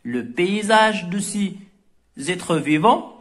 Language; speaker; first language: French; non-native, local second language; Arabic